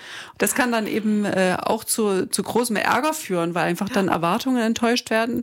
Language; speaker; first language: German; native; German